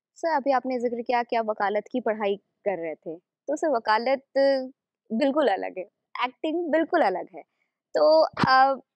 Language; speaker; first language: Hindi; native; Hindi